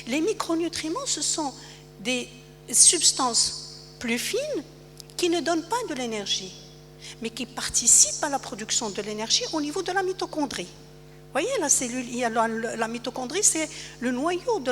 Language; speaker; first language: French; non-native, local second language; Arabic